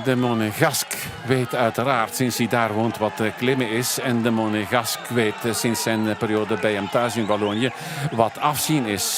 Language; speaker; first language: Dutch; native; Dutch